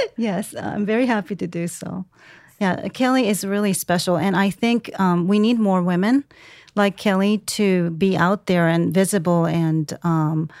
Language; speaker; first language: English; non-native, fluent; Japanese